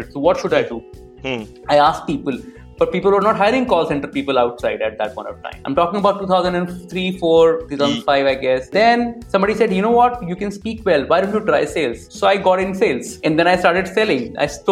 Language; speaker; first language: English; non-native, local second language; Hindi